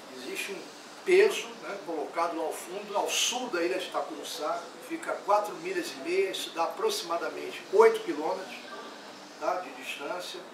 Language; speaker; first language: Portuguese; native; Portuguese